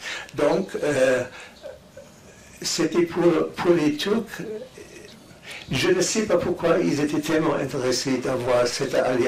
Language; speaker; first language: French; non-native, fluent; German